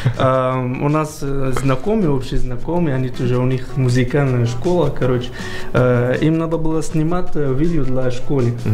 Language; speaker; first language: Russian; non-native, fluent; Arabic